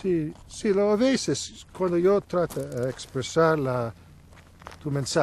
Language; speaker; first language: Spanish; non-native, learner; English